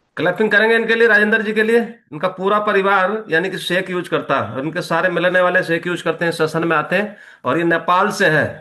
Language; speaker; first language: Hindi; native; Hindi